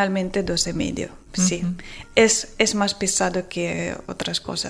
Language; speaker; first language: Spanish; non-native, learner; Ukrainian